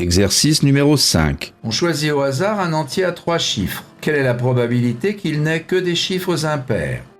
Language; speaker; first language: French; native; French